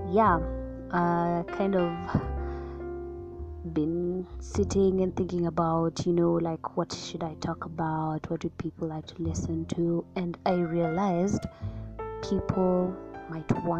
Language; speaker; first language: English; non-native, local second language; Swahili